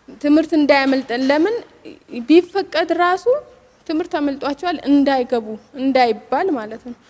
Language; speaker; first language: Amharic; non-native, local second language; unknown